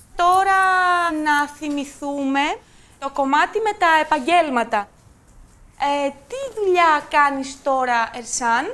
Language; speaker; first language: Greek; native; Greek